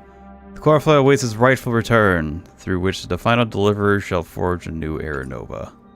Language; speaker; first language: English; native; English